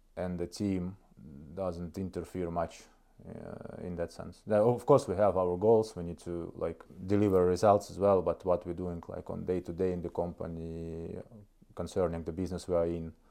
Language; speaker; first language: English; non-native, fluent; Estonian